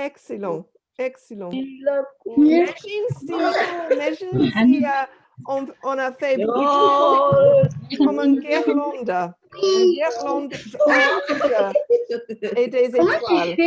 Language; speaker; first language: French; non-native, fluent; English